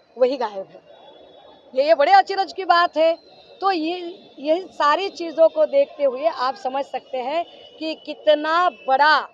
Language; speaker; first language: Hindi; native; Hindi